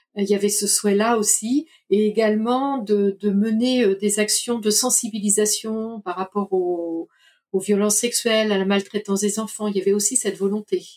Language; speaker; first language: French; native; French